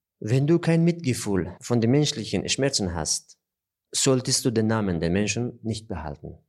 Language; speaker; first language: German; non-native, fluent; Persian